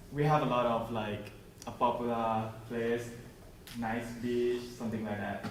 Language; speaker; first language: English; non-native, learner; Thai